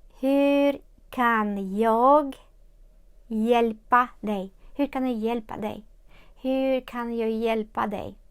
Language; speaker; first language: Swedish; non-native, fluent; Ukrainian